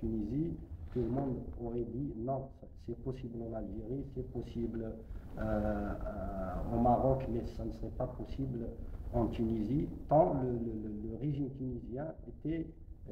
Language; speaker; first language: French; non-native, local second language; Kabyle